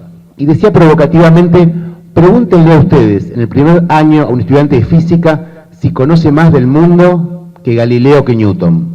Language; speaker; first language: Spanish; native; Spanish